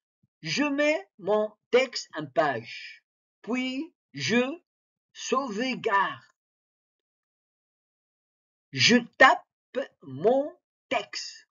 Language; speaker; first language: French; non-native, fluent; Arabic